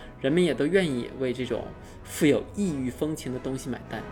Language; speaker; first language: Chinese; native; Chinese